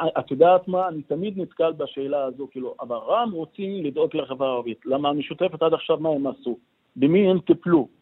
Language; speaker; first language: Hebrew; non-native, local second language; Arabic